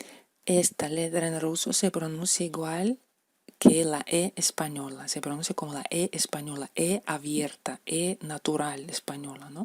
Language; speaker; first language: Spanish; non-native, fluent; Russian